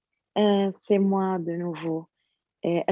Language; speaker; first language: French; non-native, local second language; Arabic